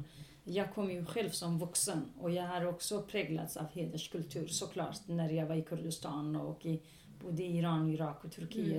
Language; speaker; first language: Swedish; non-native, local second language; Kurdish